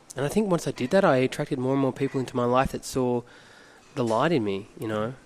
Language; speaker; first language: English; native; English